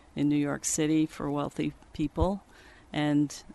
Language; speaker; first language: English; early bilingual, other home language; Swedish